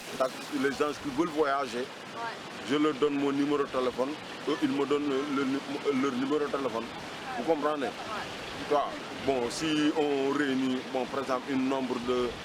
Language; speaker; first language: French; non-native, local second language; Wolof